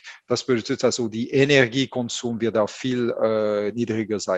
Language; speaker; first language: German; non-native, fluent; French